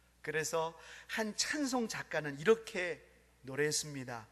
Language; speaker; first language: Korean; native; Korean